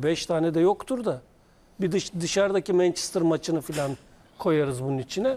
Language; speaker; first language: Turkish; native; Turkish